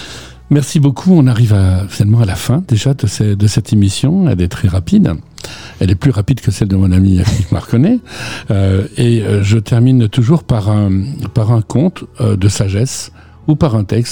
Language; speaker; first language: French; native; French